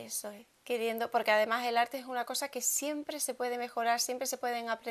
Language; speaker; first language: Spanish; native; Spanish